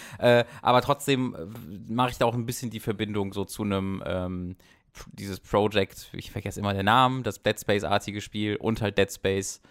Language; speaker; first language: German; native; German